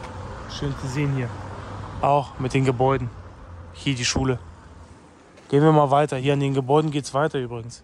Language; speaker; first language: German; native; German